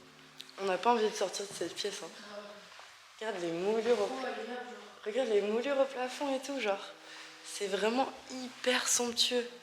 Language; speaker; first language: French; native; French